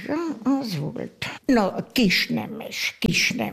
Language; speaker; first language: Hungarian; early bilingual, heritage; Hungarian